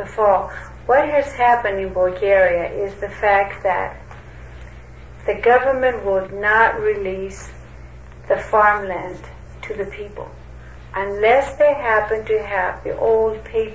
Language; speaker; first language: English; non-native, fluent; Greek